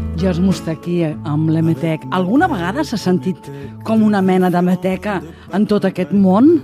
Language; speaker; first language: Catalan; native; Catalan